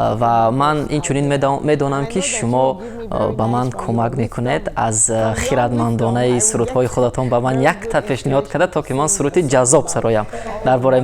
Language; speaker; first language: Persian; non-native, fluent; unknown